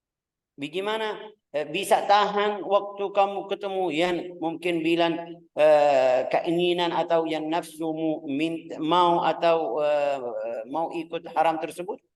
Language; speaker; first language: Indonesian; non-native, fluent; Arabic